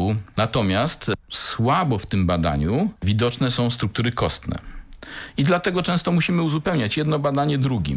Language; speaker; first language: Polish; native; Polish